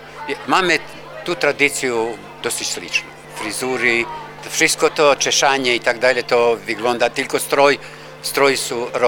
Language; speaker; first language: Polish; non-native, learner; Croatian